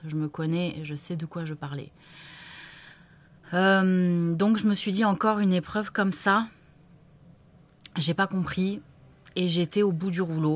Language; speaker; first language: French; native; French